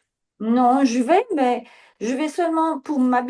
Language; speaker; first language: French; non-native, learner; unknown